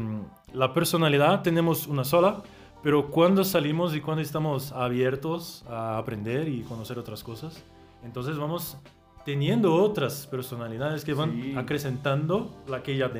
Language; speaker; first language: Spanish; non-native, fluent; Portuguese